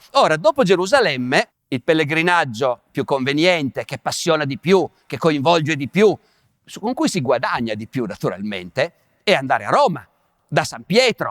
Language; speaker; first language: Italian; native; Italian